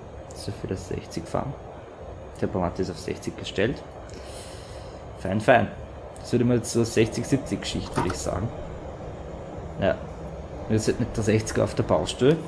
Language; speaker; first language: German; native; German